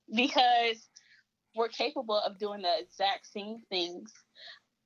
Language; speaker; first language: English; native; English